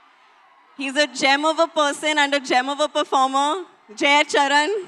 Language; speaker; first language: Telugu; non-native, local second language; Hindi